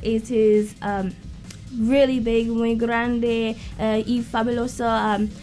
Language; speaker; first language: Spanish; non-native, learner; English